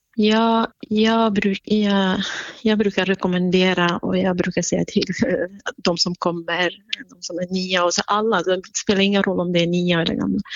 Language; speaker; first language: Swedish; non-native, fluent; Kurdish